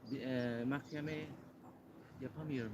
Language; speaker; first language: Turkish; non-native, learner; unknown